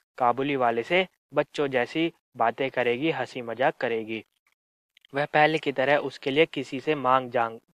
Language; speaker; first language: Hindi; native; Hindi